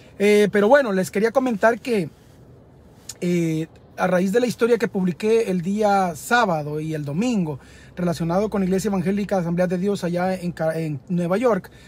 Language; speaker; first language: Spanish; native; Spanish